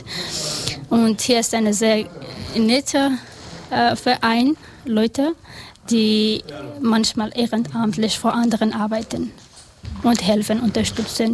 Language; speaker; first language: German; non-native, learner; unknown